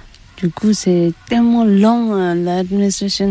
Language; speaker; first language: French; non-native, learner; Tibetan